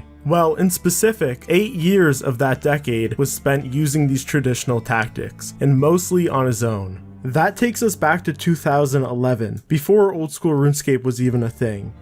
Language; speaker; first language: English; native; English